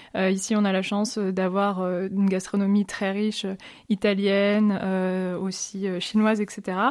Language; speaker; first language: French; native; French